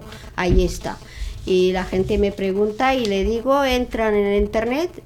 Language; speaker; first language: Spanish; non-native, learner; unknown